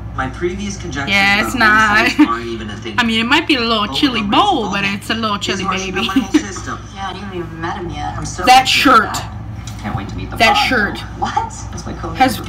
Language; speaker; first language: English; native; English